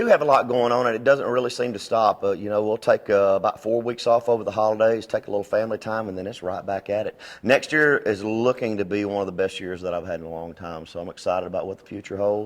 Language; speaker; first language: English; native; English